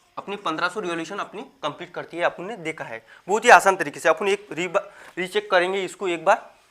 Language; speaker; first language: Hindi; non-native, local second language; Marathi